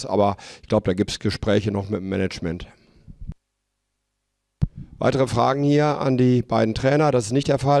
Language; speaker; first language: German; native; German